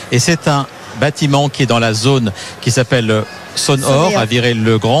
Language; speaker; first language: French; native; French